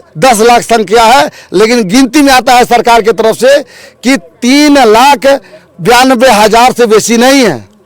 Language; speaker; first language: Hindi; non-native, local second language; Bhojpuri